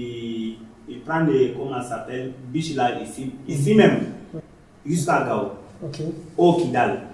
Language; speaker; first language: French; non-native, learner; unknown